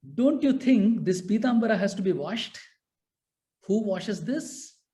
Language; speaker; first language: English; non-native, local second language; Kannada